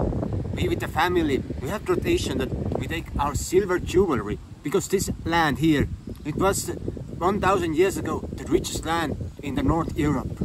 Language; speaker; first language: English; non-native, fluent; Estonian